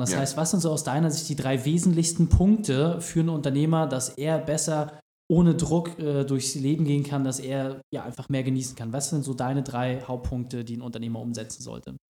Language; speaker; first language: German; native; German